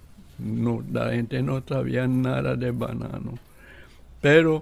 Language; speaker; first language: Spanish; non-native, local second language; English